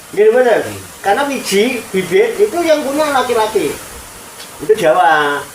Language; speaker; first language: Indonesian; non-native, local second language; Javanese